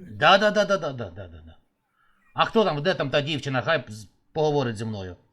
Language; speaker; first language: Ukrainian; native; Ukrainian